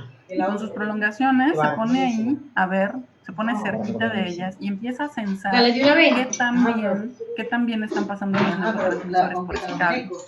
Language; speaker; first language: Spanish; native; Spanish